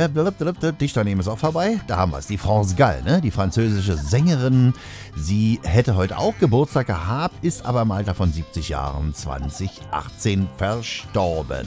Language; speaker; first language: German; native; German